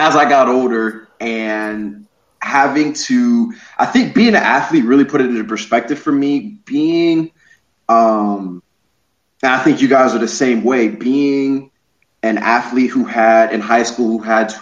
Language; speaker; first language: English; native; English